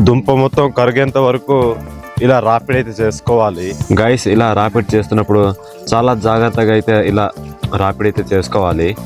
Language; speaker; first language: Telugu; non-native, local second language; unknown